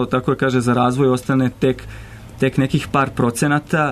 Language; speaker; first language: Serbian; native; Serbian